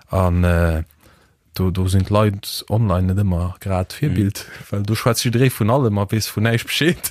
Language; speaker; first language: Luxembourgish; early bilingual, other home language; Portuguese